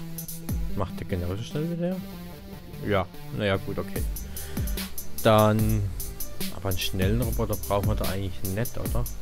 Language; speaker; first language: German; native; German